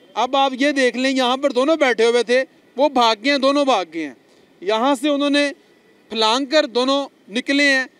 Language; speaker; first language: Urdu; native; Urdu